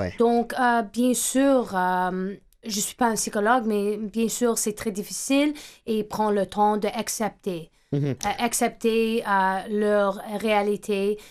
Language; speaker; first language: French; non-native, fluent; English